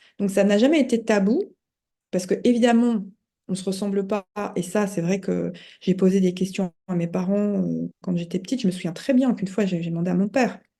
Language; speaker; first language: French; native; French